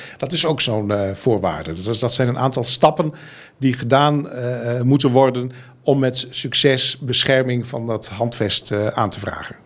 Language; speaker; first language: Dutch; non-native, local second language; Western Frisian